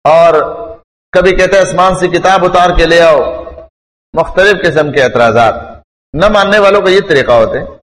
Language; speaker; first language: Urdu; non-native, local second language; Pashto